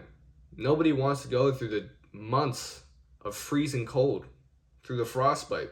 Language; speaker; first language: English; native; English